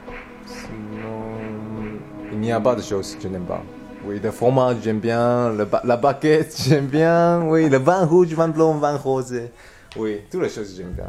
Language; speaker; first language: French; non-native, learner; Chinese